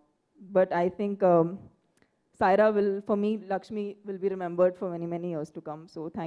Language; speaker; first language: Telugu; non-native, fluent; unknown